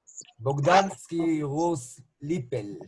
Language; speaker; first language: Hebrew; native; Hebrew